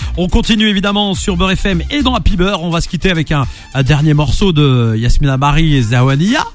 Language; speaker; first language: French; native; French